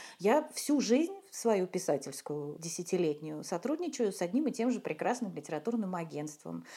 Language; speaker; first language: Russian; native; Russian